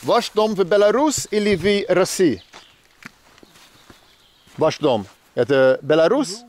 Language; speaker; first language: Russian; non-native, learner; English